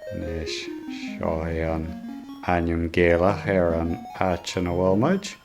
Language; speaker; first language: Irish; non-native, local second language; English